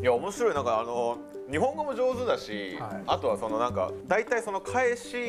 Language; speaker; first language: Japanese; native; Japanese